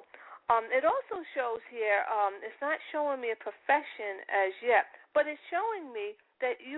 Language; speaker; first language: English; early bilingual, other home language; Italian